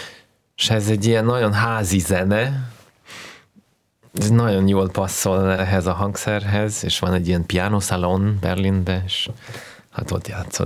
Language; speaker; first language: Hungarian; early bilingual, heritage; Hungarian